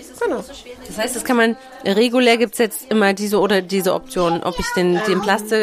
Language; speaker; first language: German; native; German